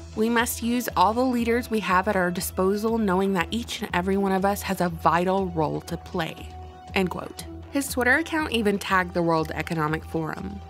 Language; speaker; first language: English; native; English